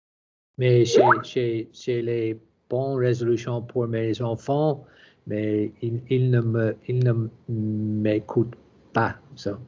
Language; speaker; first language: French; non-native, learner; English